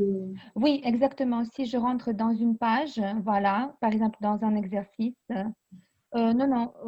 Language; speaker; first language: French; non-native, fluent; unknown